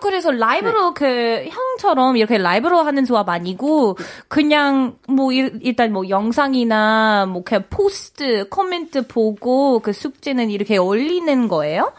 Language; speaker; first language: Korean; non-native, fluent; English